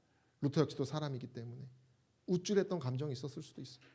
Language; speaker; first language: Korean; native; Korean